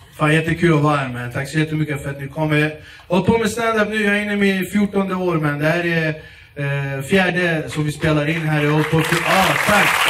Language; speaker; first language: Swedish; early bilingual, other home language; Kurdish